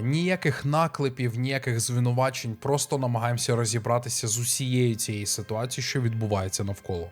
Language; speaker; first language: Ukrainian; native; Ukrainian